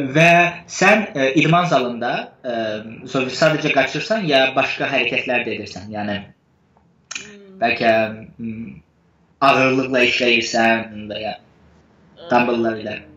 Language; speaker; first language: Azerbaijani; non-native, fluent; Turkish